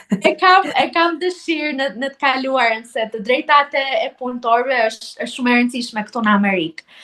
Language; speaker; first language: Albanian; native; Albanian